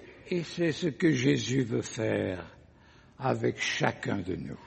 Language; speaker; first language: French; native; French